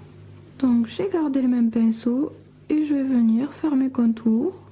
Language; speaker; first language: French; native; French